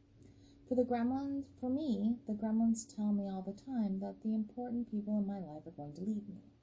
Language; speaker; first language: English; native; English